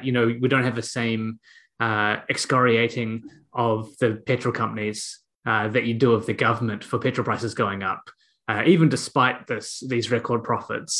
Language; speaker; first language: English; native; English